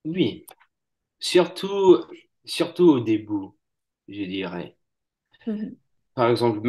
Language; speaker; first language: French; non-native, fluent; English